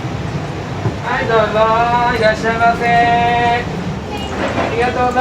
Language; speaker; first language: Japanese; native; Japanese